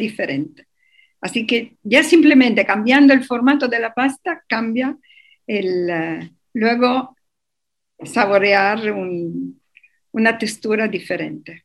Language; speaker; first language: Spanish; non-native, fluent; Italian